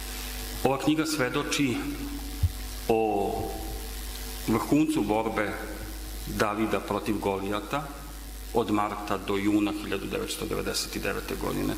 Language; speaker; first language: Serbian; native; Serbian